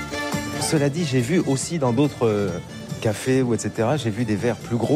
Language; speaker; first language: French; native; French